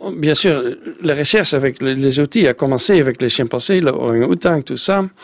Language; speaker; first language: French; non-native, fluent; Dutch